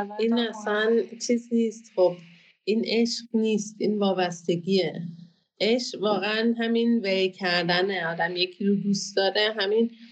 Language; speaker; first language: Persian; early bilingual, heritage; Persian